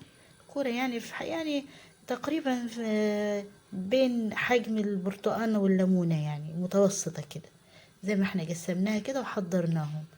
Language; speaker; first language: Arabic; native; Arabic